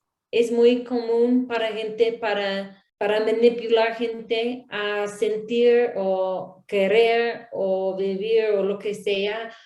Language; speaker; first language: Spanish; non-native, learner; English